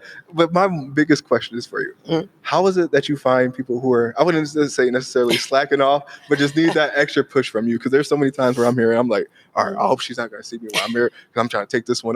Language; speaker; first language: English; native; English